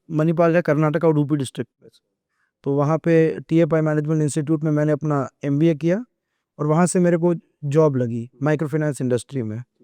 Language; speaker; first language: Hindi; non-native, local second language; Gujarati